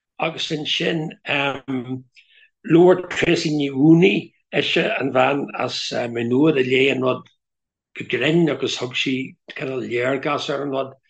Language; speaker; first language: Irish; non-native, local second language; English